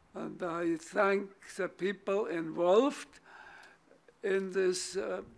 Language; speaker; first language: English; non-native, fluent; German